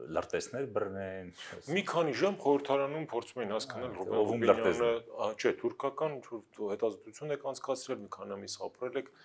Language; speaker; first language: Armenian; native; Armenian